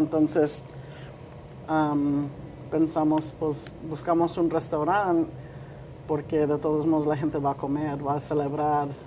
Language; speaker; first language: Spanish; early bilingual, heritage; Spanish